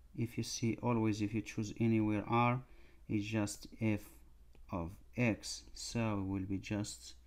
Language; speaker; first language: English; non-native, fluent; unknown